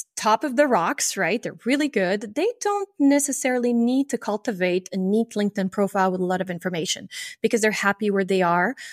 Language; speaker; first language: English; non-native, fluent; French